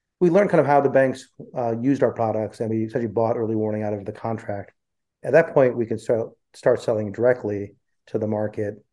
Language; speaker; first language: English; early bilingual, other home language; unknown